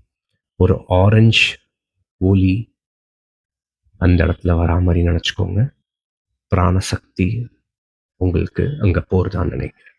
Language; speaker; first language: Tamil; native; Tamil